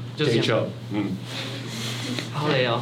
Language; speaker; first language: Chinese; non-native, fluent; French